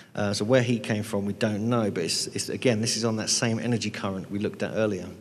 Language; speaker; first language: English; native; English